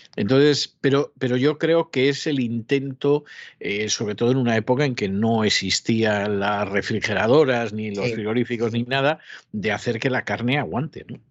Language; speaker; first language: Spanish; native; Spanish